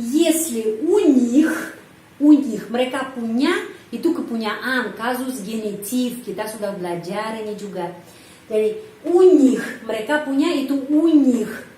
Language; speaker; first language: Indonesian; non-native, fluent; Russian